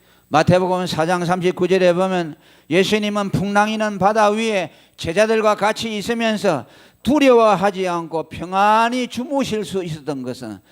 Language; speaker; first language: Korean; native; Korean